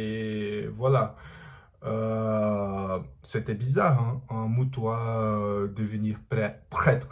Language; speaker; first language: French; non-native, learner; Portuguese